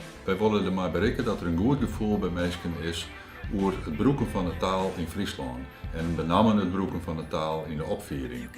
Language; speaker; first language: Dutch; non-native, local second language; Western Frisian